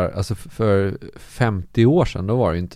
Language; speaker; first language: Swedish; native; Swedish